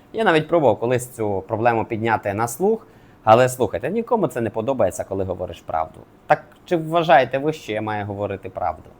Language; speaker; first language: Ukrainian; native; Ukrainian